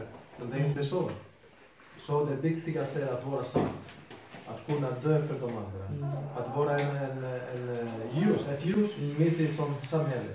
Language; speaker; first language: Swedish; non-native, fluent; Spanish